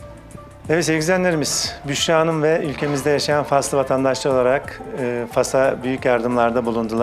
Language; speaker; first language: Turkish; native; Turkish